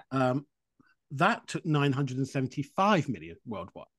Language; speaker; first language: English; native; English